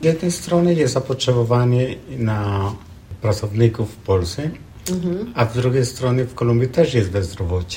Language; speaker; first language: Polish; non-native, fluent; Spanish